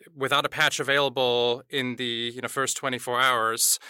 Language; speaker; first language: English; non-native, fluent; German